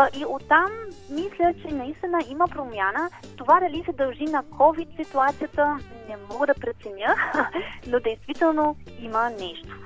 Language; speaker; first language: Bulgarian; non-native, fluent; German